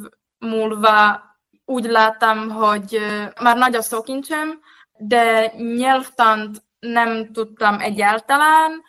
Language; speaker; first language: Hungarian; non-native, fluent; Czech